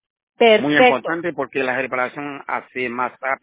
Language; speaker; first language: Spanish; non-native, learner; Haitian Creole